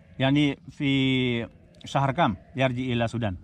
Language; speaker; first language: Arabic; non-native, learner; Indonesian